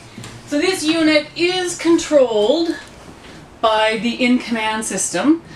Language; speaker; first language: English; native; English